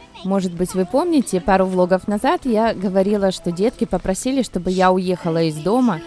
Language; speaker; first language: Russian; native; Russian